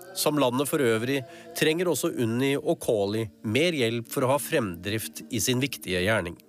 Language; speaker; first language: Norwegian; native; Norwegian